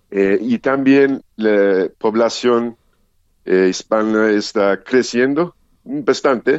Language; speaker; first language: Spanish; non-native, learner; English